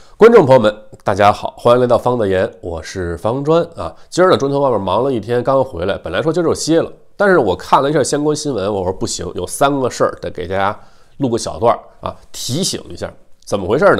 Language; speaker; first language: Chinese; native; Chinese